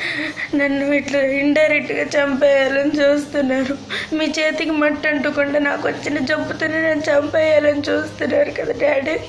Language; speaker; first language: Telugu; native; Telugu